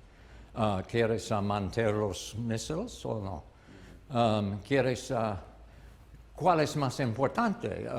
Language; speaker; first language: Spanish; non-native, learner; English